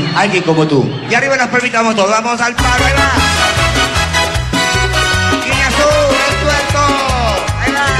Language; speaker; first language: Spanish; native; Spanish